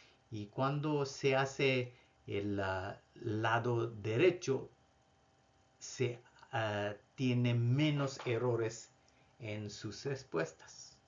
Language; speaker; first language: Spanish; non-native, fluent; Bangla